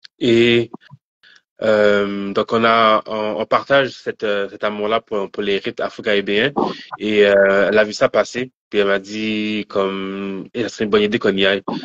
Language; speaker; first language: French; native; French